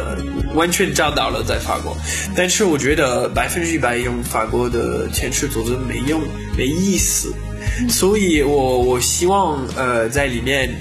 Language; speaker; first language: Chinese; non-native, learner; French